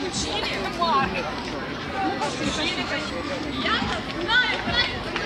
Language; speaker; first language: Russian; native; Russian